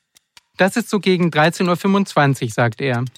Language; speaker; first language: German; native; German